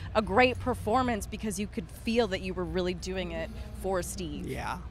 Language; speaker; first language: English; native; English